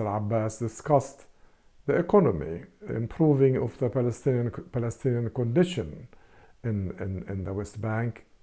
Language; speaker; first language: English; non-native, fluent; Arabic